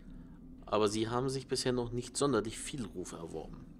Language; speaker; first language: German; native; German